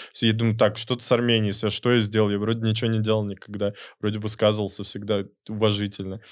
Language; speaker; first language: Russian; native; Russian